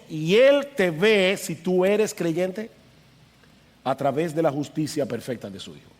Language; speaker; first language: Spanish; native; Spanish